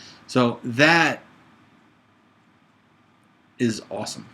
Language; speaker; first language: English; native; English